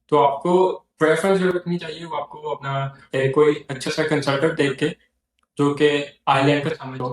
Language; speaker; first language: Urdu; non-native, local second language; Northern Hindko